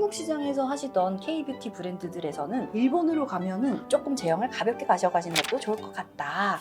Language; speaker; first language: Korean; native; Korean